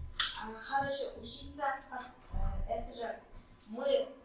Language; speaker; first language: Russian; non-native, local second language; Kazakh